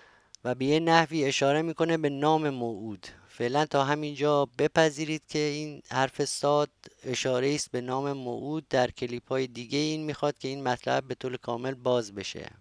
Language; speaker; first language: Persian; native; Persian